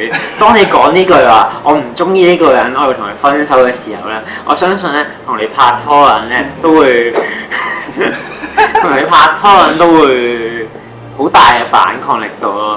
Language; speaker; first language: Cantonese; native; Cantonese